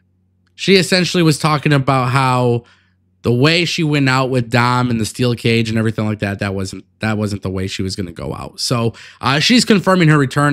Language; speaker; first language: English; native; English